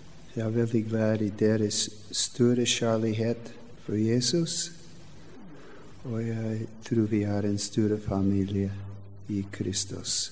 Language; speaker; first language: Norwegian; non-native, learner; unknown